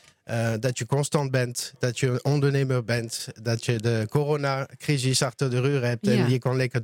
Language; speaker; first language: Dutch; non-native, learner; French